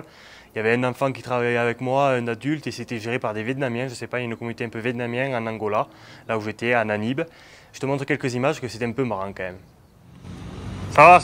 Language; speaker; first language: French; native; French